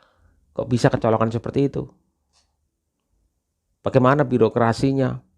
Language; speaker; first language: Indonesian; native; Indonesian